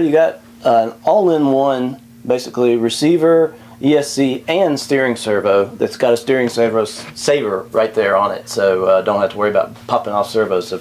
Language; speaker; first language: English; native; English